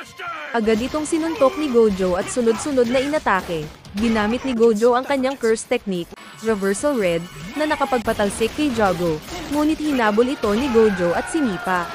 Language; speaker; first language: Filipino; native; Filipino